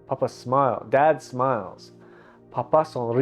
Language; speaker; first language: Spanish; non-native, learner; English